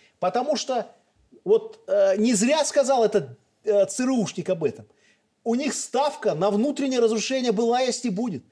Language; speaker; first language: Russian; native; Russian